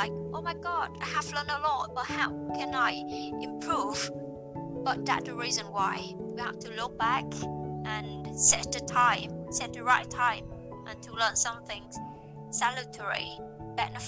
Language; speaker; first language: English; non-native, learner; Vietnamese